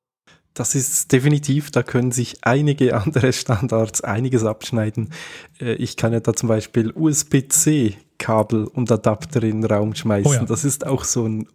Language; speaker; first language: German; native; German